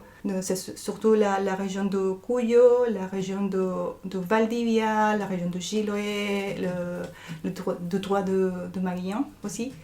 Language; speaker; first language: French; non-native, fluent; Spanish